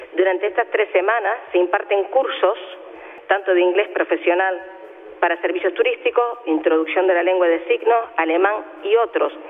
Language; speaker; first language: Spanish; native; Spanish